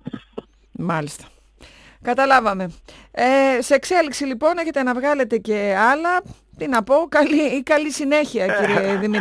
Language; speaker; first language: Greek; native; Greek